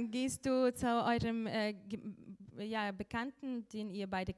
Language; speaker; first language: German; non-native, fluent; Russian